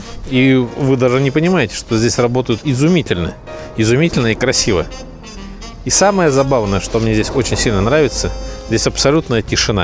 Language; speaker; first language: Russian; native; Russian